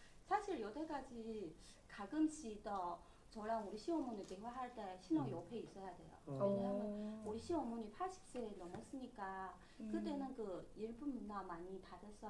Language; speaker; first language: Korean; non-native, learner; Chinese